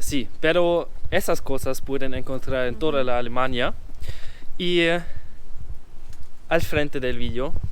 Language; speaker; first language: Spanish; non-native, learner; German